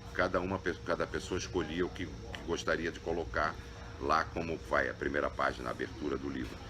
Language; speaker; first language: Portuguese; native; Portuguese